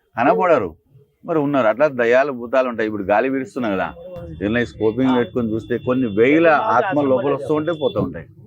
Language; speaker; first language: Telugu; native; Telugu